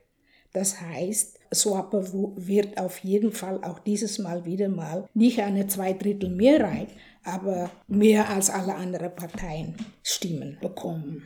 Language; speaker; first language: German; non-native, fluent; Afrikaans